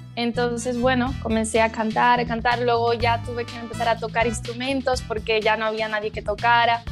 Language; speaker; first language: Spanish; early bilingual, other home language; Portuguese